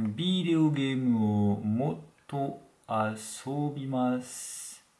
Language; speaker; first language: Japanese; non-native, learner; French